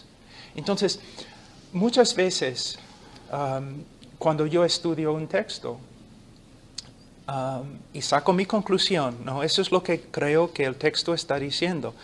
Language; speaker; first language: Spanish; non-native, fluent; English